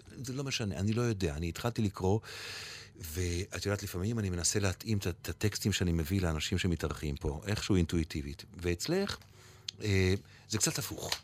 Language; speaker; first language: Hebrew; native; Hebrew